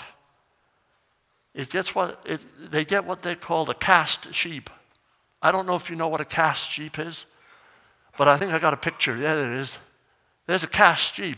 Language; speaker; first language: English; native; English